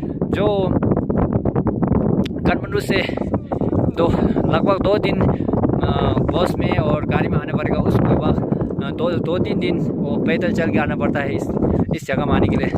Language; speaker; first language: Hindi; non-native, fluent; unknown